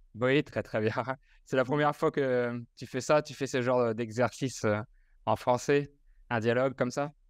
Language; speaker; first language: French; native; French